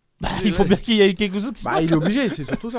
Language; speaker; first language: French; native; French